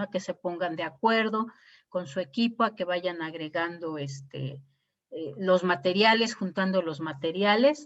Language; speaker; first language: Spanish; native; Spanish